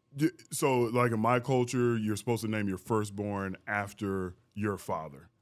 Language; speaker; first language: English; early bilingual, other home language; Yoruba